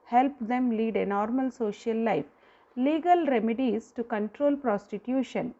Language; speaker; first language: English; non-native, local second language; Kannada